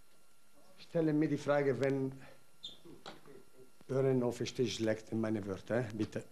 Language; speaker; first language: German; non-native, learner; Italian